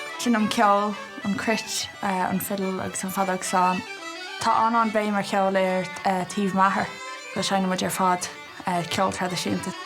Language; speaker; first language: Irish; non-native, local second language; English